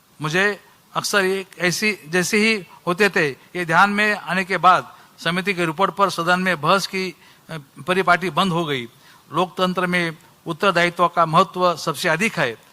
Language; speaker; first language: Hindi; non-native, local second language; Marathi